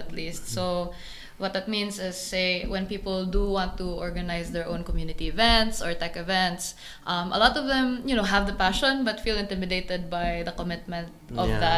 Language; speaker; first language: English; non-native, local second language; Cebuano